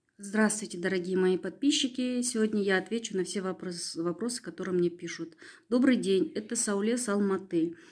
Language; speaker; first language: Russian; non-native, local second language; Kazakh